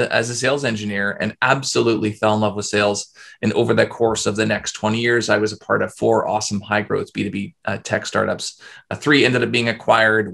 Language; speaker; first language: English; native; English